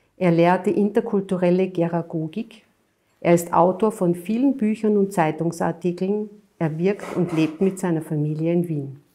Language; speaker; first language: German; native; German